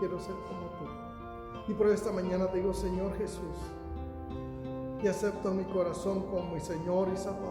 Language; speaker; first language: Spanish; native; Spanish